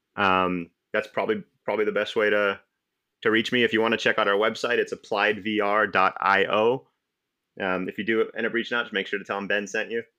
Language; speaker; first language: English; native; English